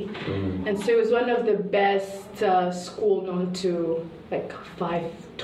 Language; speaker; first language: English; non-native, local second language; Kinyarwanda